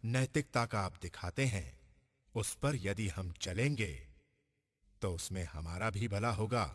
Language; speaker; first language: Hindi; non-native, local second language; Gujarati